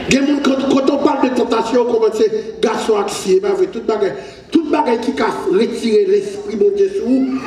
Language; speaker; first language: French; non-native, local second language; Haitian Creole